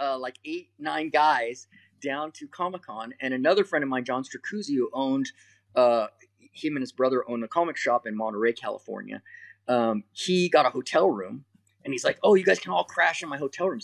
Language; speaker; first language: English; native; English